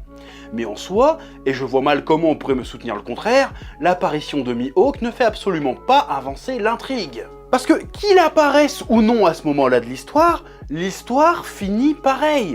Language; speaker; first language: French; native; French